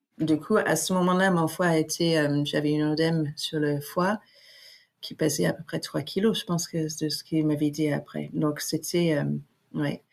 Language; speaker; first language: French; non-native, fluent; English